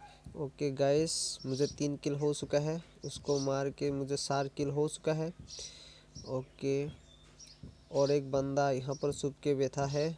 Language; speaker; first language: Hindi; non-native, local second language; Assamese